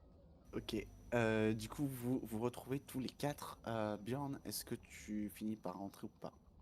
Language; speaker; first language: French; native; French